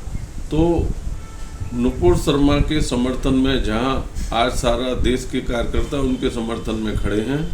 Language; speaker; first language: Hindi; native; Hindi